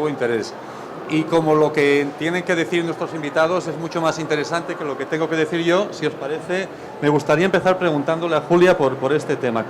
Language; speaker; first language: Spanish; native; Spanish